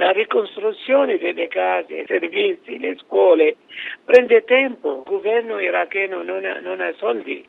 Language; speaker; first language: Italian; non-native, fluent; Arabic